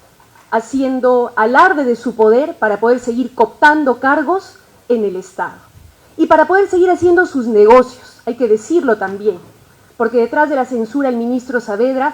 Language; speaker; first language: Spanish; native; Spanish